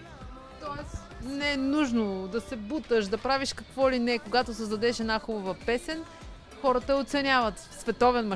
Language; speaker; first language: Bulgarian; native; Bulgarian